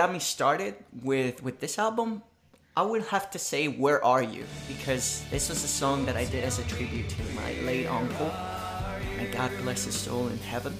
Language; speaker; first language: English; non-native, fluent; Spanish